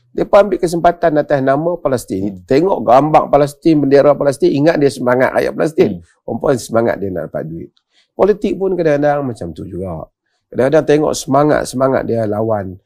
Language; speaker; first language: Malay; native; Malay